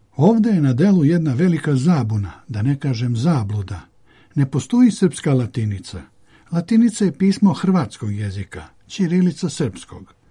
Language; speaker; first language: Serbian; native; Serbian